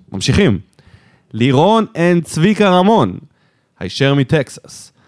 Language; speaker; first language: Hebrew; native; Hebrew